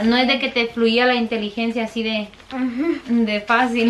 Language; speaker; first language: Spanish; native; Spanish